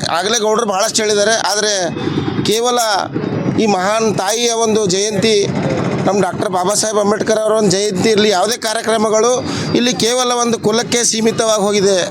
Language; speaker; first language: Kannada; native; Kannada